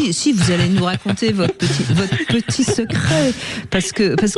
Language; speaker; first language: French; native; French